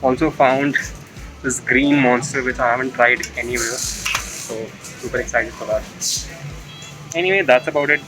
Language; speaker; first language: English; non-native, local second language; Hindi